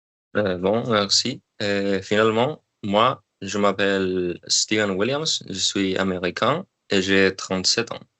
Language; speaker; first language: French; non-native, learner; Spanish